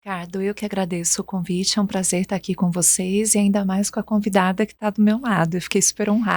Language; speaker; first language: Portuguese; native; Portuguese